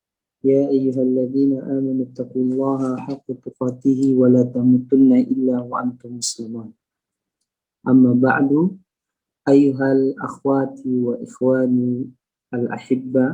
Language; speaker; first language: Arabic; non-native, fluent; Indonesian